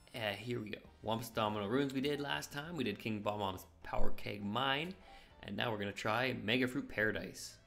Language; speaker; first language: English; native; English